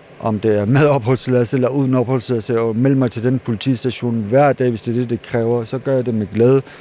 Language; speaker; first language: Danish; early bilingual, other home language; Kurdish